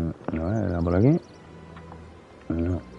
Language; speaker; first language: Spanish; non-native, fluent; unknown